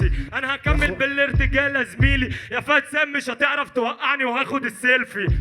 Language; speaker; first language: Arabic; native; Arabic